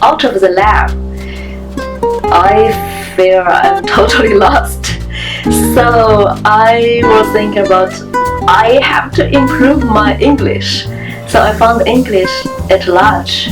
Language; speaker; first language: English; non-native, learner; Chinese